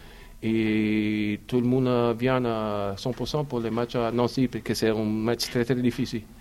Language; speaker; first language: French; non-native, learner; English